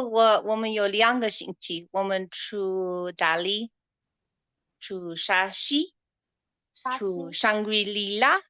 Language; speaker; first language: Chinese; non-native, learner; English